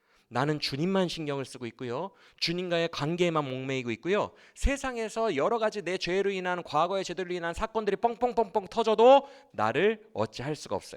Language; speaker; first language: Korean; native; Korean